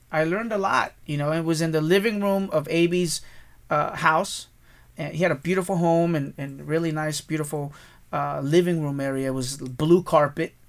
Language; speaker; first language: English; early bilingual, other home language; Spanish